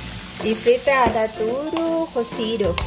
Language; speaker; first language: Portuguese; non-native, learner; Thai